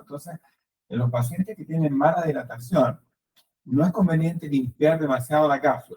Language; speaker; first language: Spanish; native; Spanish